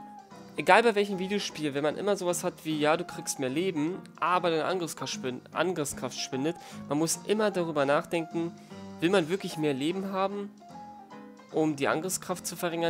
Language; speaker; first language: German; native; German